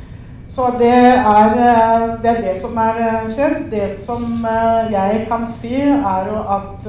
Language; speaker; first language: Norwegian; non-native, fluent; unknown